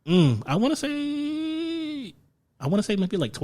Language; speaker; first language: English; native; English